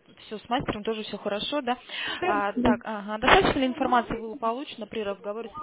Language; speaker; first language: Russian; native; Russian